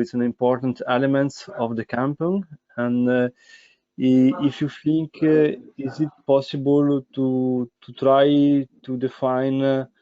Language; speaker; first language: English; non-native, fluent; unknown